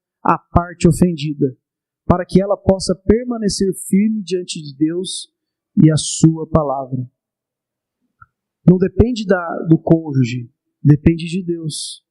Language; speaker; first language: Portuguese; native; Portuguese